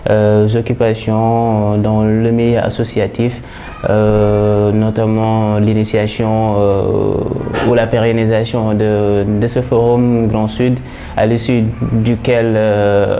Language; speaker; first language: French; non-native, local second language; Wolof